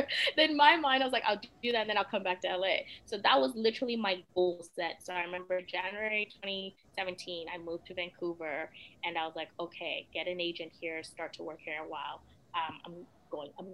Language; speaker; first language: English; early bilingual, other home language; Krio